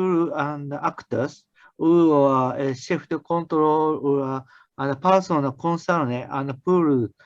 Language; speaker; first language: French; non-native, learner; Japanese